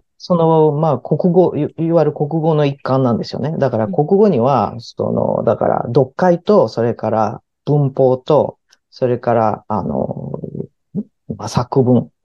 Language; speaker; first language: Japanese; early bilingual, heritage; Japanese